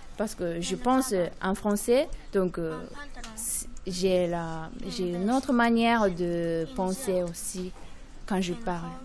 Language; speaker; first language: French; non-native, fluent; Japanese